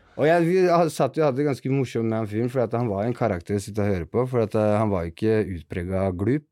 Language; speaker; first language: Norwegian; native; Norwegian